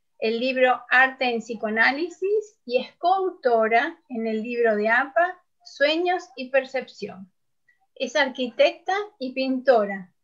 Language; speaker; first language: Spanish; native; Spanish